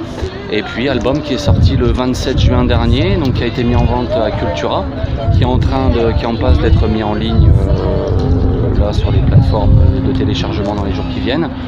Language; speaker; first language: French; native; French